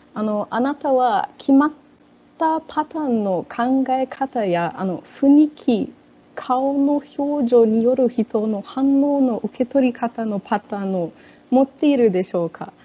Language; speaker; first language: Japanese; non-native, fluent; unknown